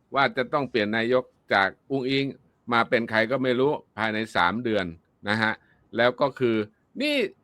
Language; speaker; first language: Thai; native; Thai